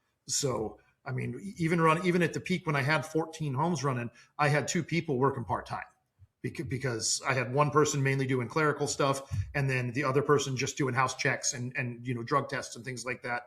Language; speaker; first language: English; native; English